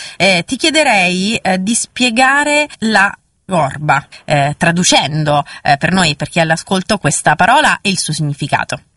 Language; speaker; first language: Italian; native; Italian